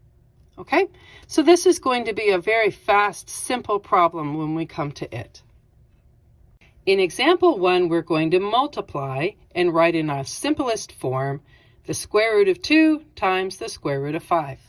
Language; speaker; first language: English; native; English